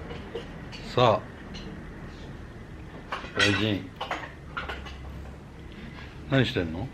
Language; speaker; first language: Japanese; native; Japanese